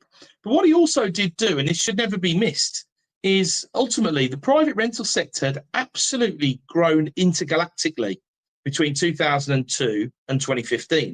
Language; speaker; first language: English; native; English